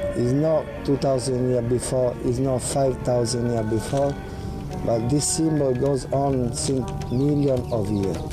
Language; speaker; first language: English; non-native, learner; Italian